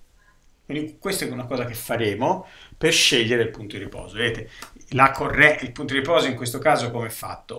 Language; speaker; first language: Italian; native; Italian